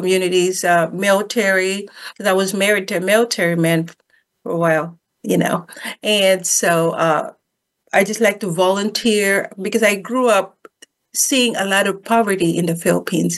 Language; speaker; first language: English; non-native, local second language; Filipino